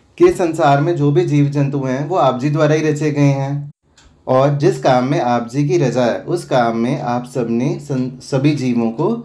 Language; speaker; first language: Hindi; non-native, local second language; Punjabi